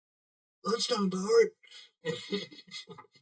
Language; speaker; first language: English; native; English